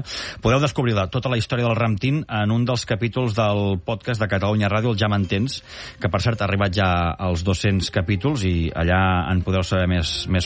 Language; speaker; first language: Catalan; native; Catalan